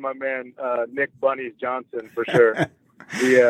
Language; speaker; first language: English; native; English